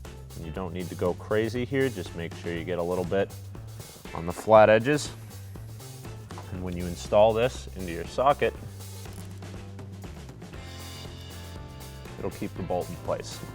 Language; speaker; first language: English; native; English